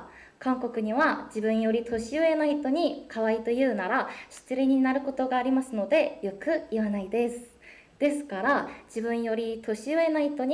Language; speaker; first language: Japanese; non-native, fluent; Korean